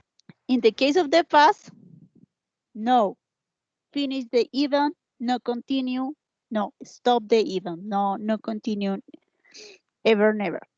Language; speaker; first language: English; non-native, learner; Spanish